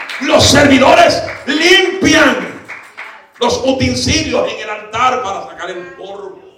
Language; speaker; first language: Spanish; early bilingual, heritage; Spanish